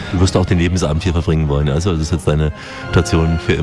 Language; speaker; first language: German; native; German